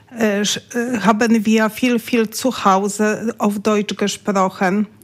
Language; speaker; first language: German; non-native, learner; Polish